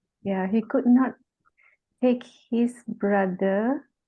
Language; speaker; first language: English; non-native, local second language; Malay